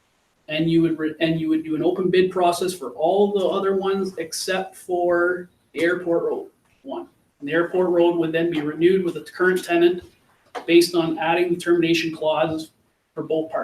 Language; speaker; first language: English; native; English